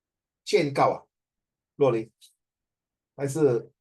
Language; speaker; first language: Chinese; native; Chinese